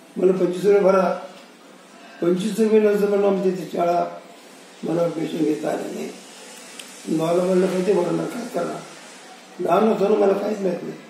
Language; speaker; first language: Marathi; non-native, local second language; Urdu